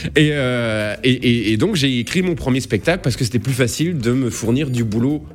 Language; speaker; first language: French; native; French